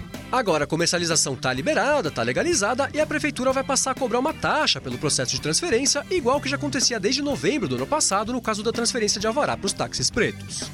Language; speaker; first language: Portuguese; native; Portuguese